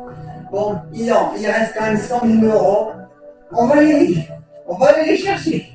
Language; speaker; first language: French; native; French